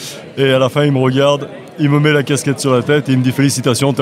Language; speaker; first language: French; native; French